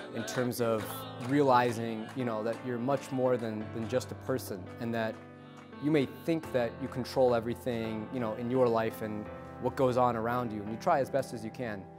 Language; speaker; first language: English; native; English